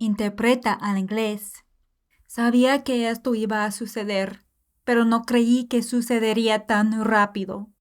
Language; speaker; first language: Spanish; non-native, fluent; English